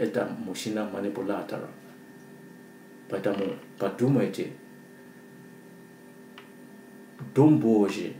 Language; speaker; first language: Russian; non-native, learner; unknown